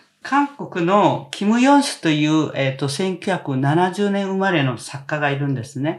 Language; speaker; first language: Japanese; non-native, fluent; Korean